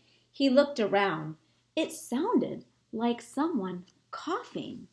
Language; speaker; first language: English; native; English